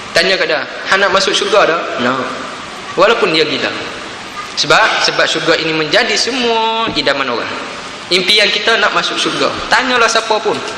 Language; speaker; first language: Malay; native; Malay